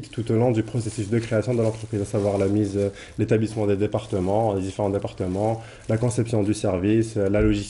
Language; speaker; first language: French; non-native, local second language; Arabic